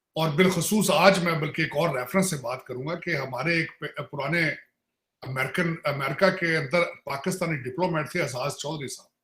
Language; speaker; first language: Urdu; native; Urdu